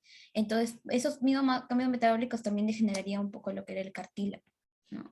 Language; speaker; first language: Spanish; native; Spanish